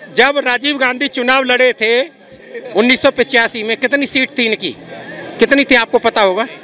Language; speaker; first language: Hindi; native; Hindi